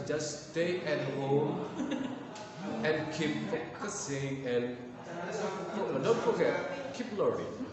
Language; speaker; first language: English; non-native, fluent; Indonesian